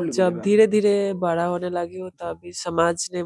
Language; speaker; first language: Hindi; non-native, local second language; Bangla